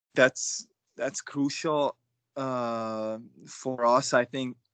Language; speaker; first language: English; non-native, fluent; Hungarian